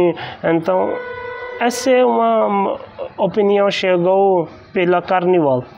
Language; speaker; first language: Portuguese; non-native, learner; Hindi